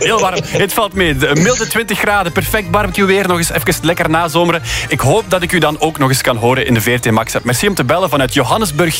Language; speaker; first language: Dutch; native; Dutch